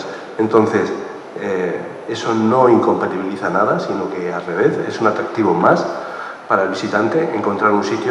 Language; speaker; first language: Spanish; native; Spanish